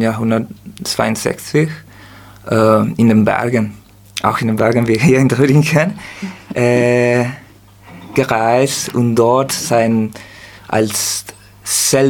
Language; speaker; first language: German; non-native, learner; Spanish